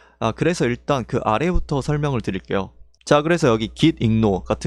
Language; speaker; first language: Korean; native; Korean